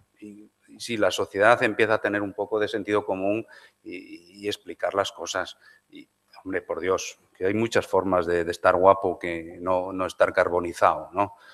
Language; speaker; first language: Spanish; non-native, local second language; Galician